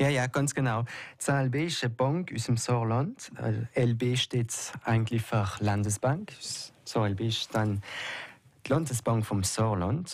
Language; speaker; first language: German; non-native, local second language; French